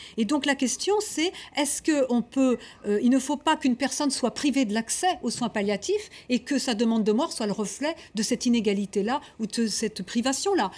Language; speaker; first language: French; native; French